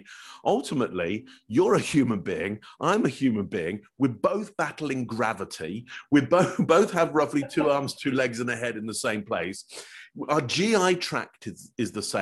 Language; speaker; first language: English; native; English